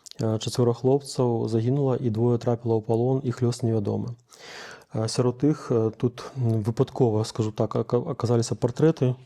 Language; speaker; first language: Belarusian; native; Belarusian